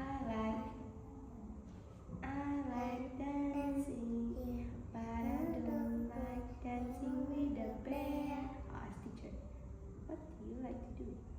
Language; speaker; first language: English; non-native, learner; Vietnamese